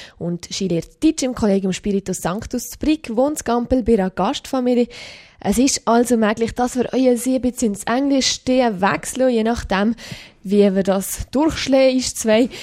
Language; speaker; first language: German; native; German